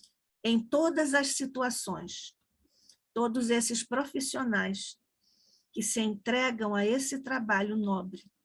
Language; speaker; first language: Portuguese; native; Portuguese